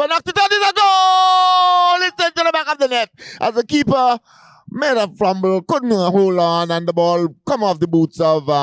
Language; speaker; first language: English; native; English